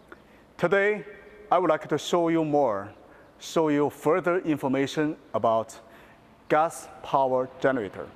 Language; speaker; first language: English; non-native, fluent; Chinese